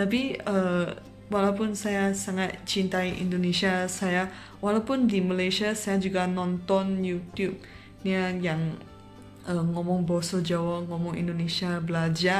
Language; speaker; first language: Indonesian; non-native, fluent; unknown